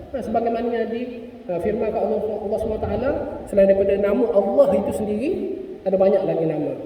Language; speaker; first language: Malay; native; Malay